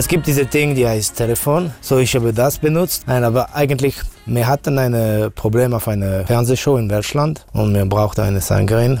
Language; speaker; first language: German; non-native, fluent; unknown